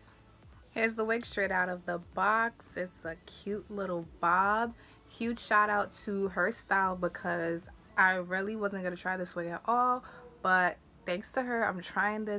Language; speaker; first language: English; native; English